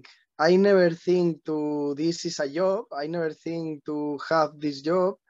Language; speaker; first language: English; non-native, learner; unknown